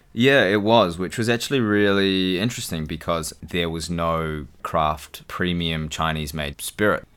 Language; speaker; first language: English; native; English